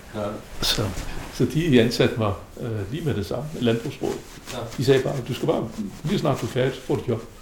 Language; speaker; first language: Danish; native; Danish